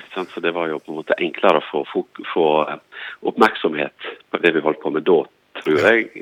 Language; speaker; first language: Norwegian; native; Norwegian